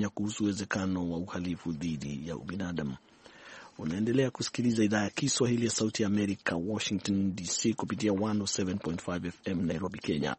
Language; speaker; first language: Swahili; non-native, local second language; Kikuyu